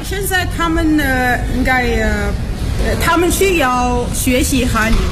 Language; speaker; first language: Chinese; non-native, learner; Arabic